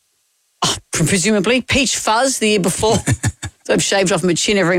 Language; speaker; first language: English; native; English